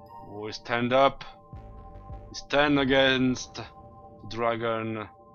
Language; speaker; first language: English; non-native, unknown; French